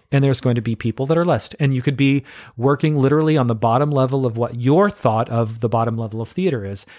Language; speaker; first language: English; native; English